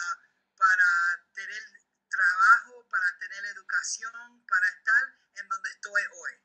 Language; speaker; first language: Spanish; early bilingual, heritage; Spanish